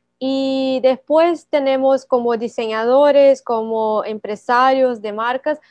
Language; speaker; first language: Spanish; non-native, learner; Portuguese